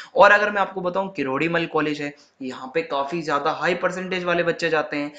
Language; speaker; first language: Hindi; native; Hindi